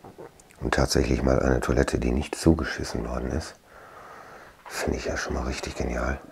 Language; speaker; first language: German; native; German